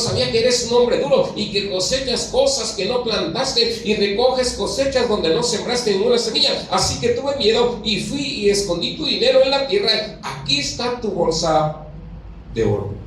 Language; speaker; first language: Spanish; native; Spanish